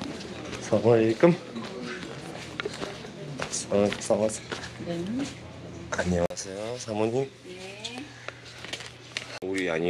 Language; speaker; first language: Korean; non-native, learner; Kazakh